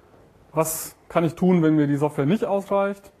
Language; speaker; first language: German; native; German